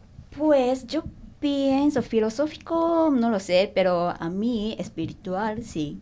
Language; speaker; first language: Spanish; non-native, learner; Japanese